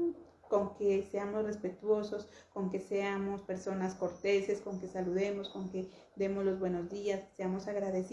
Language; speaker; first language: Spanish; native; Spanish